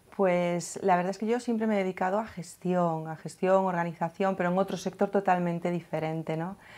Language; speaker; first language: Spanish; native; Spanish